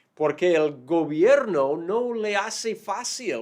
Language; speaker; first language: Spanish; non-native, fluent; English